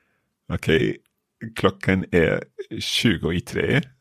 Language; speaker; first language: Swedish; non-native, learner; English